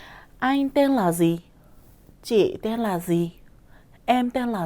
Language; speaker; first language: Vietnamese; non-native, fluent; Korean